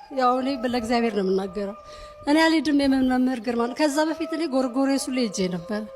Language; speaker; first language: Amharic; native; Amharic